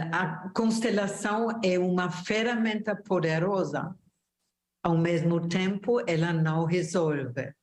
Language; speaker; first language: Portuguese; non-native, fluent; German